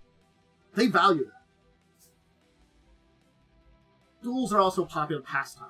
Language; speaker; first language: English; native; English